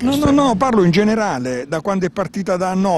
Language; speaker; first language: Italian; native; Italian